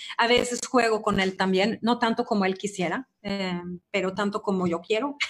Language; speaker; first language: Spanish; non-native, fluent; Swedish